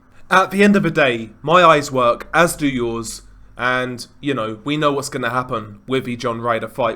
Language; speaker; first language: English; native; English